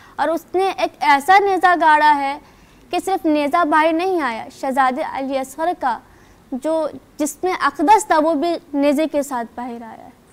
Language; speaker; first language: Urdu; non-native, local second language; Sindhi